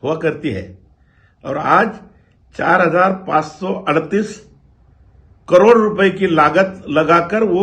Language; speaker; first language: Hindi; non-native, local second language; Marathi